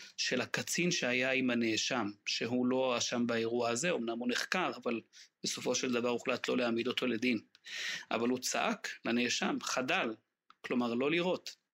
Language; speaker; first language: Hebrew; non-native, local second language; Arabic